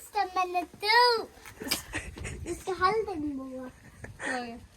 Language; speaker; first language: Danish; early bilingual, other home language; Vietnamese